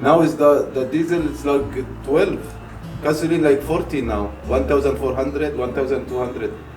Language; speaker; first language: English; non-native, learner; Arabic